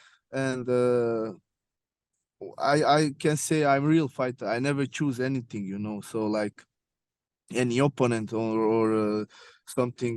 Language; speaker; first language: English; non-native, learner; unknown